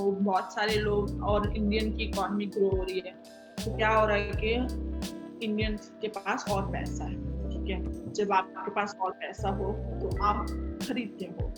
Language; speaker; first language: Hindi; non-native, local second language; Marathi